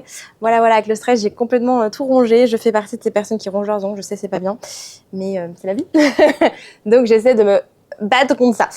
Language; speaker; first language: French; native; French